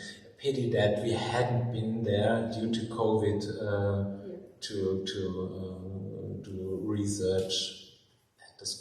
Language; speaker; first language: English; non-native, fluent; German